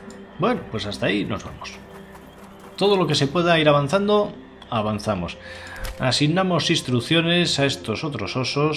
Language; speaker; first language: Spanish; native; Spanish